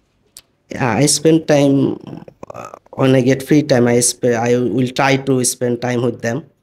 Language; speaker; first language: English; non-native, learner; Bangla